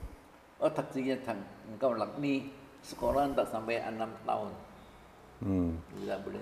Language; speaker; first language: Indonesian; early bilingual, other home language; Min Nan Chinese